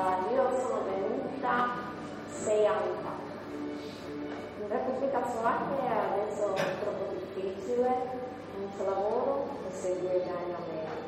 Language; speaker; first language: Italian; non-native, learner; Slovak